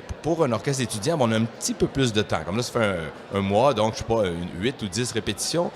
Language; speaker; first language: French; native; French